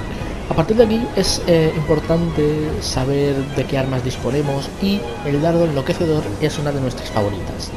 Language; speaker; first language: Spanish; native; Spanish